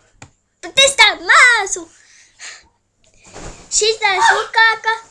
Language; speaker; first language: Latvian; early bilingual, heritage; Latvian